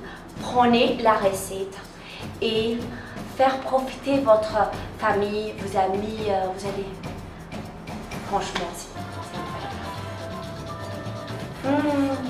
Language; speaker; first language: French; non-native, fluent; Portuguese